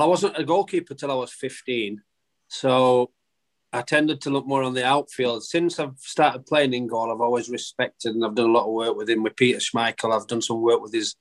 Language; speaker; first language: English; native; English